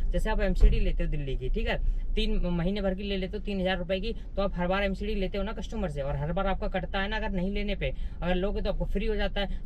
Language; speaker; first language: Hindi; native; Hindi